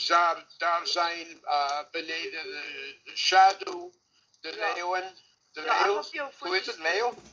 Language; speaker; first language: Dutch; non-native, learner; English